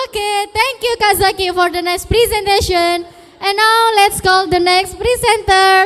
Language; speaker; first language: English; non-native, fluent; Indonesian